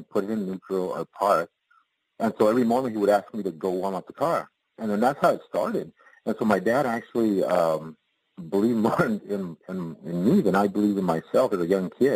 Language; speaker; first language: English; native; English